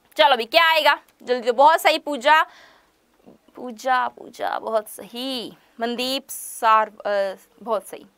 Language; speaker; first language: Hindi; non-native, local second language; Punjabi